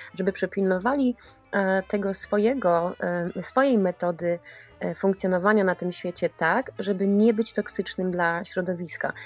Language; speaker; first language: Polish; native; Polish